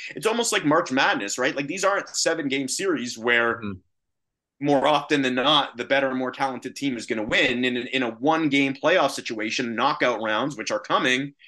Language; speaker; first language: English; native; English